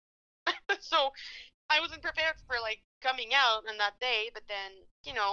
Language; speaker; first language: English; non-native, fluent; French